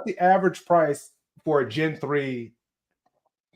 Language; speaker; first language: English; native; English